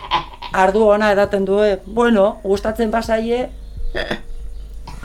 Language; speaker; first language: Basque; non-native, learner; Spanish